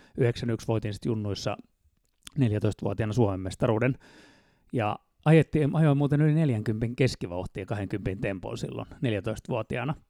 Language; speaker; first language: Finnish; native; Finnish